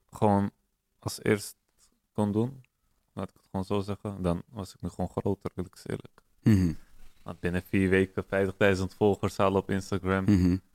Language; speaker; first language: Dutch; early bilingual, other home language; Turkish